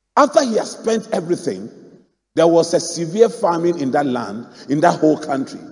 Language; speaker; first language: English; non-native, local second language; Akan